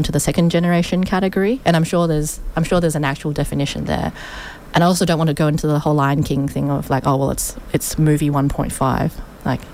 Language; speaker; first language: English; non-native, local second language; Cantonese